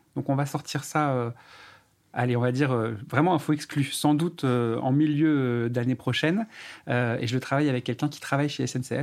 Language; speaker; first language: French; native; French